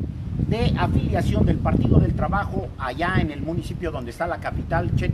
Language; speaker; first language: Spanish; native; Spanish